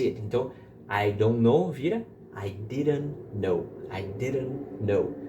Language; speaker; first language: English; non-native, fluent; Portuguese